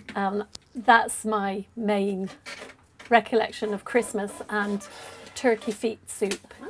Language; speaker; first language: English; native; English